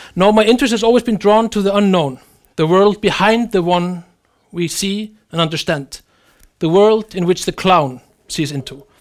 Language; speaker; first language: English; non-native, fluent; Icelandic